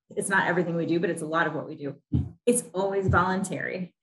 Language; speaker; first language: English; native; English